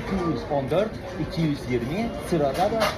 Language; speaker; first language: Turkish; non-native, learner; Azerbaijani